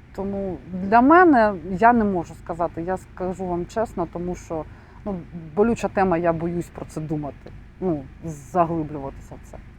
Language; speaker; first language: Ukrainian; non-native, local second language; Russian